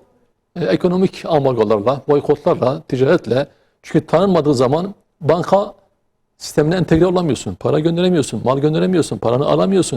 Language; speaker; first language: Turkish; native; Turkish